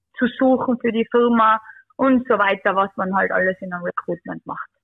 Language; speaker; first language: German; early bilingual, other home language; Bosnian